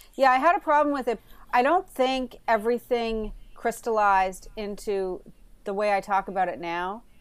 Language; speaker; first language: English; native; English